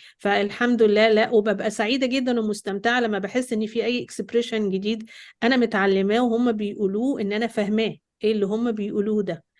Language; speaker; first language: Egyptian Arabic; native; Egyptian Arabic